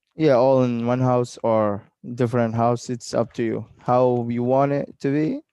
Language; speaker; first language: English; non-native, fluent; Arabic